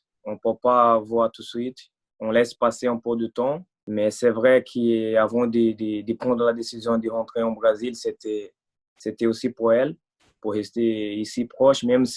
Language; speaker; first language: French; non-native, fluent; Portuguese